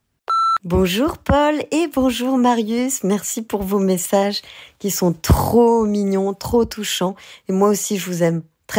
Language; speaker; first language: French; native; French